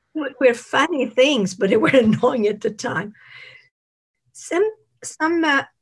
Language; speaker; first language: English; non-native, fluent; Italian